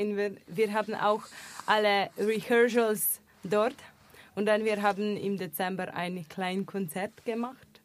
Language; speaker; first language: German; non-native, learner; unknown